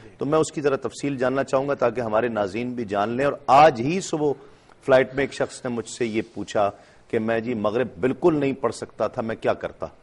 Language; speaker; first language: Urdu; native; Urdu